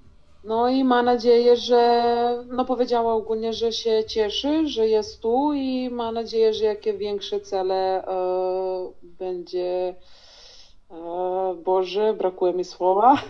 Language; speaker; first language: Polish; non-native, fluent; Serbian